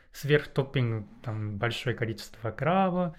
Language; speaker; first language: Russian; non-native, learner; Japanese